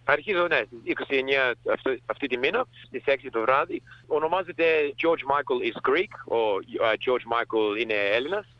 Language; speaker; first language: Greek; early bilingual, heritage; English